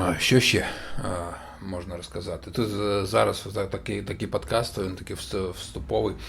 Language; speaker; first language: Ukrainian; non-native, local second language; Russian